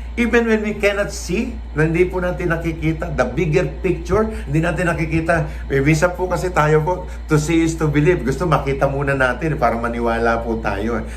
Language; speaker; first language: Filipino; non-native, local second language; Cebuano